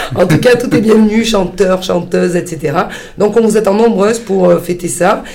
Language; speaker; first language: French; early bilingual, heritage; Italian